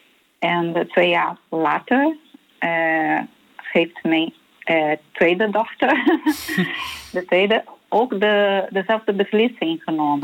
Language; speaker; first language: Dutch; non-native, fluent; Portuguese